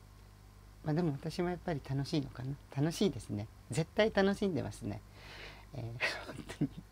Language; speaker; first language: Japanese; native; Japanese